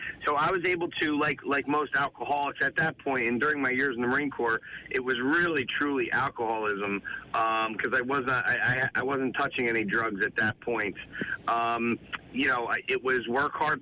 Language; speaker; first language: English; native; English